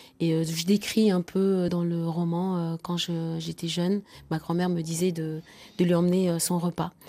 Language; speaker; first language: French; non-native, local second language; Wolof